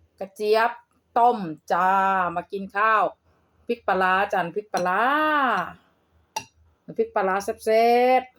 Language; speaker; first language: Thai; non-native, local second language; Lao